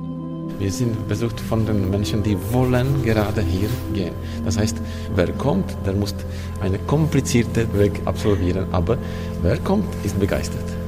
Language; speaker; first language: German; non-native, learner; Czech